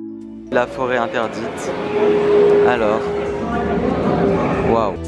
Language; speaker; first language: French; native; French